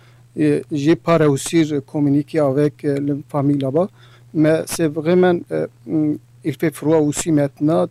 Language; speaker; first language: French; non-native, learner; Kurdish